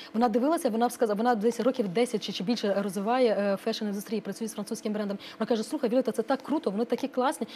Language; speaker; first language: Ukrainian; non-native, local second language; Romanian